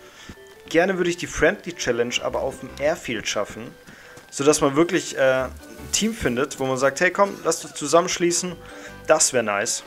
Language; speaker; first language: German; native; German